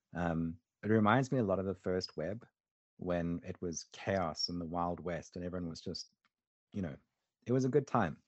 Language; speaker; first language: English; native; English